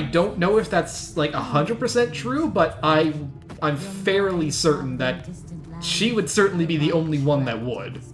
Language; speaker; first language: English; native; English